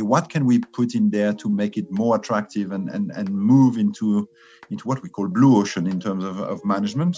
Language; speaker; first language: English; non-native, fluent; French